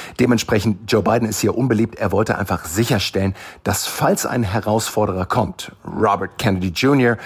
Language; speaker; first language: German; native; German